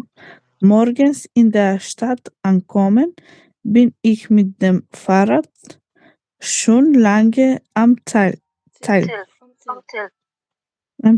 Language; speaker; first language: German; non-native, learner; Macedonian